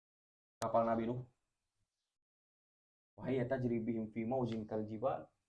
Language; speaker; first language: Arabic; non-native, fluent; Indonesian